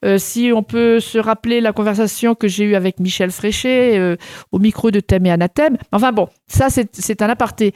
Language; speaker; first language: French; native; French